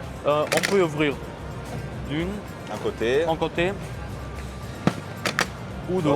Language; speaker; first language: French; non-native, learner; German